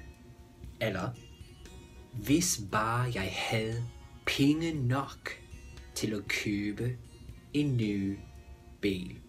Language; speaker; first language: Danish; non-native, fluent; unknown